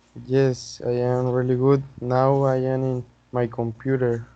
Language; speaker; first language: English; non-native, learner; Spanish